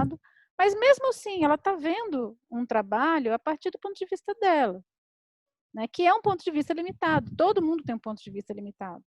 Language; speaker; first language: Portuguese; native; Portuguese